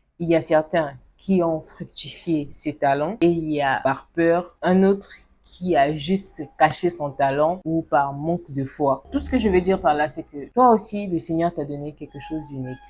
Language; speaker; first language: French; non-native, local second language; Lingala